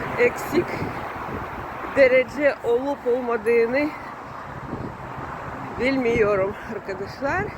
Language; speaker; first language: Turkish; non-native, learner; Russian